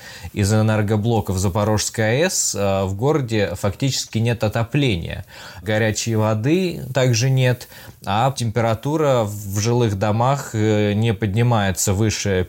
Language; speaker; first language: Russian; native; Russian